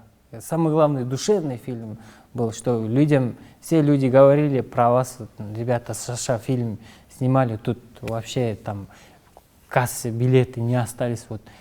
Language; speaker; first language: Russian; non-native, local second language; Kyrgyz